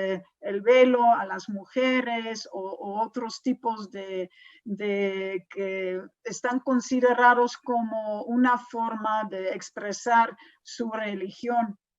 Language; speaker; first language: Spanish; non-native, fluent; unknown